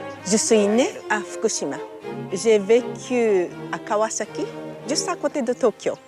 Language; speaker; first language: French; non-native, fluent; Japanese